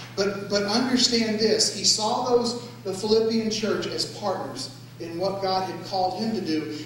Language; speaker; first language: English; native; English